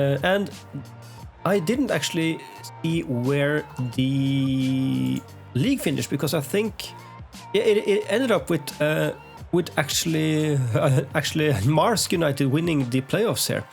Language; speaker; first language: English; non-native, fluent; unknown